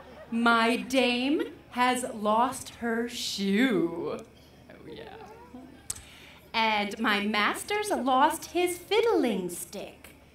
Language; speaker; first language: English; native; English